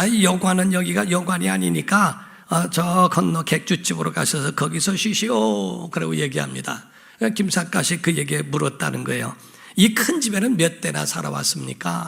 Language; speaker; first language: Korean; native; Korean